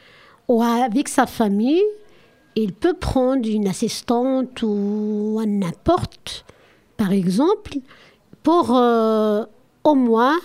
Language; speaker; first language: French; non-native, learner; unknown